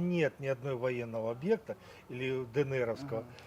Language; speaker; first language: Russian; native; Russian